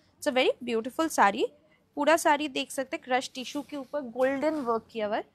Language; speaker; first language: Hindi; non-native, local second language; Bangla